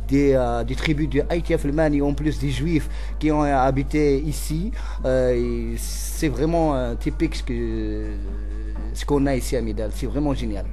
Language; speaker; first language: French; non-native, local second language; Central Atlas Tamazight